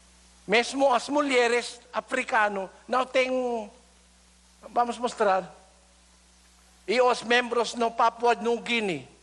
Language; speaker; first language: Portuguese; non-native, learner; Filipino